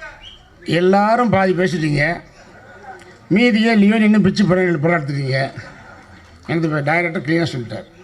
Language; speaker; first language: Tamil; native; Tamil